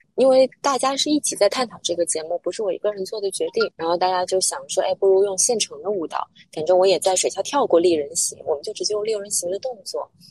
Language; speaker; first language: Chinese; native; Chinese